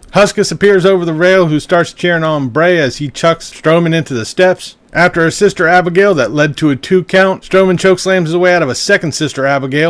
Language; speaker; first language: English; native; English